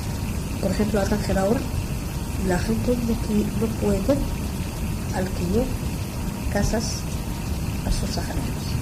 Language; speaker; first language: Spanish; non-native, learner; Arabic